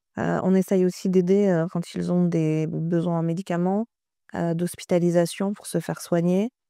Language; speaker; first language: French; early bilingual, other home language; Persian